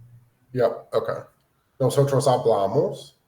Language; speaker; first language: Spanish; non-native, learner; English